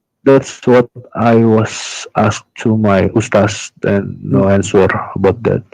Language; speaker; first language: English; non-native, learner; Indonesian